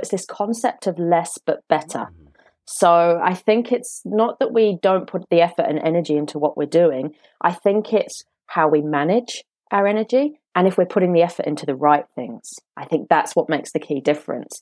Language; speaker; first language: English; native; English